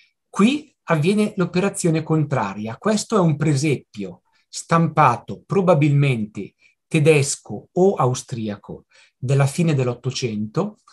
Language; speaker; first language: Italian; native; Italian